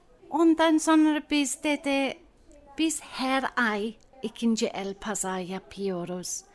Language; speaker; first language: Turkish; non-native, learner; English